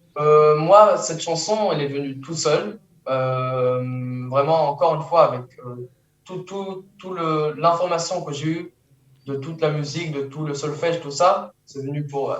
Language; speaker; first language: French; early bilingual, heritage; French